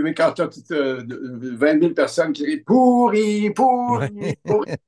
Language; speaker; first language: French; native; French